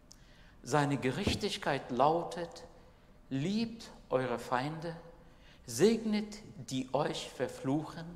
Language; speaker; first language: German; non-native, fluent; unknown